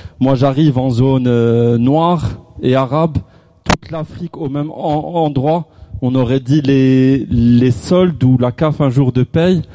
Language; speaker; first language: French; non-native, local second language; Arabic